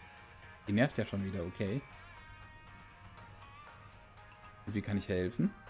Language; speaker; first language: German; native; German